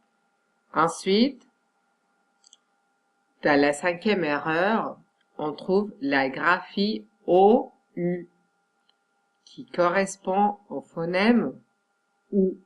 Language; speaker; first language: French; non-native, fluent; Catalan